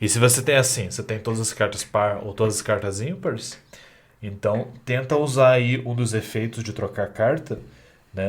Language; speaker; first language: Portuguese; native; Portuguese